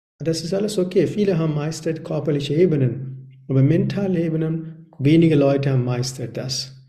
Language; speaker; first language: German; non-native, learner; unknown